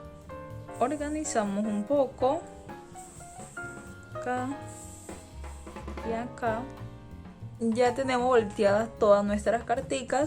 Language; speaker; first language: Spanish; native; Spanish